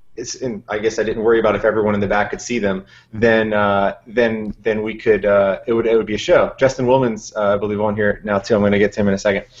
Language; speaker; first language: English; native; English